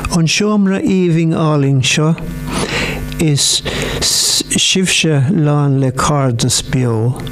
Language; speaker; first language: Irish; non-native, local second language; English